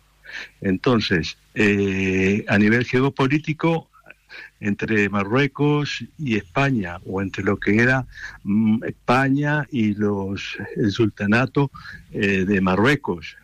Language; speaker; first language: Spanish; native; Spanish